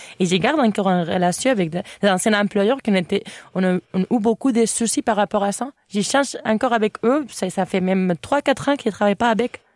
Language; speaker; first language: French; non-native, fluent; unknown